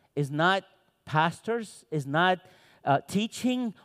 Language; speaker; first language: English; non-native, fluent; Arabic